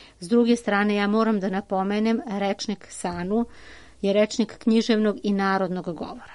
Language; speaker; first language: Serbian; native; Serbian